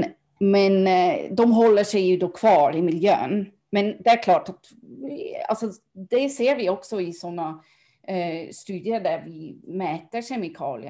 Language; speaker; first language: Swedish; non-native, fluent; German